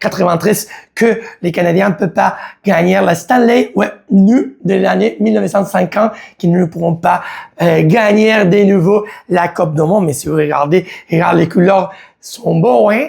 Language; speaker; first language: French; non-native, learner; Spanish